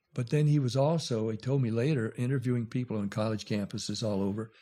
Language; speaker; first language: English; native; English